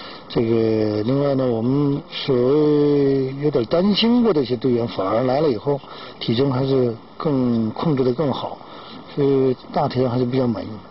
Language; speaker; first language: Chinese; non-native, fluent; Korean